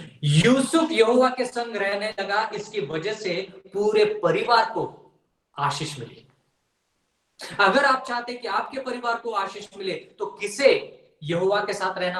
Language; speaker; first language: Hindi; non-native, local second language; Marathi